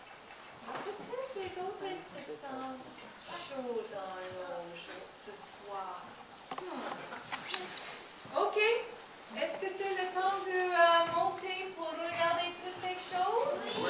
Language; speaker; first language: French; non-native, learner; English